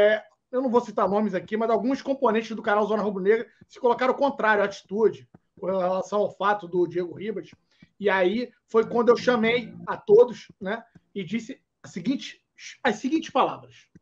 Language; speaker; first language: Portuguese; native; Portuguese